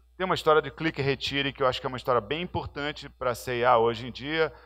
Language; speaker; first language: Portuguese; native; Portuguese